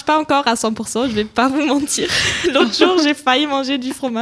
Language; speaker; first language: French; non-native, fluent; German